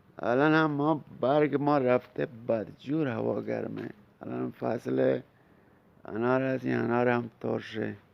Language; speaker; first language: Persian; non-native, local second language; Baluchi